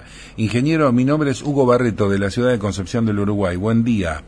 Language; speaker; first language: Spanish; native; Spanish